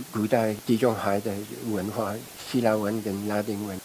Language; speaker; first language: Chinese; non-native, fluent; English